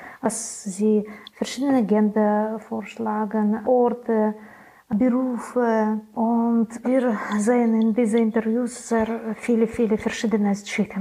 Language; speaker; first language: German; non-native, learner; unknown